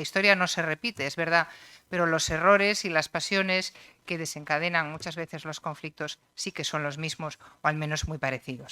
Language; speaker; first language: Spanish; native; Spanish